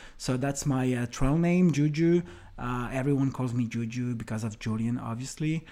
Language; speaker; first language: English; non-native, fluent; French